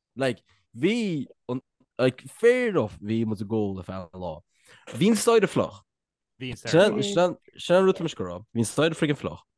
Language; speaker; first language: Irish; native; Irish